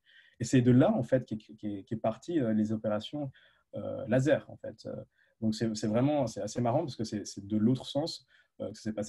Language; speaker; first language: French; native; French